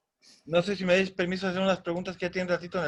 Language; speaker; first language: Spanish; native; Spanish